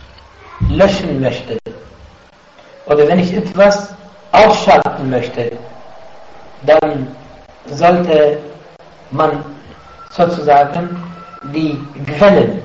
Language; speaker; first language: German; non-native, fluent; Arabic